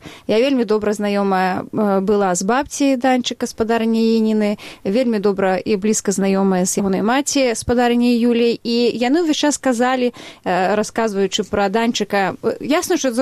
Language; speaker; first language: Belarusian; native; Belarusian